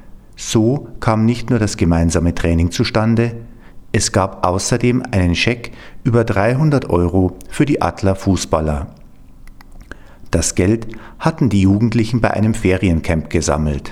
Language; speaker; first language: German; native; German